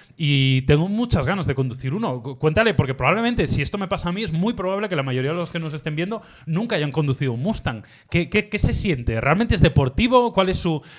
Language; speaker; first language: Spanish; native; Spanish